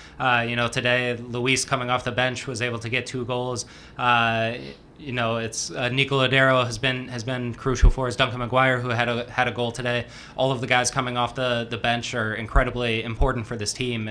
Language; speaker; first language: English; native; English